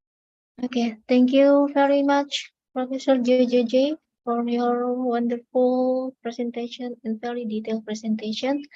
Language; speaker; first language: English; non-native, learner; Indonesian